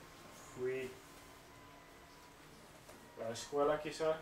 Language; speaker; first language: Spanish; non-native, fluent; English